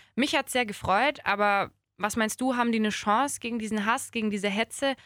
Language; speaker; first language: German; native; German